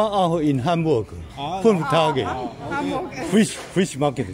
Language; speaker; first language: German; non-native, learner; Chinese